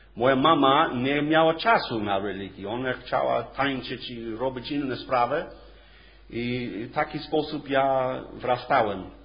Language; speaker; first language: Polish; non-native, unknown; English